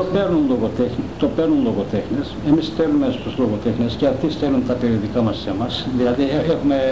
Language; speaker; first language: Greek; non-native, local second language; Turkish